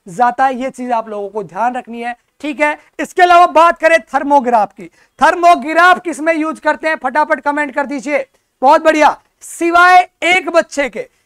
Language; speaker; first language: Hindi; native; Hindi